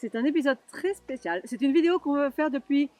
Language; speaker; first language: French; native; French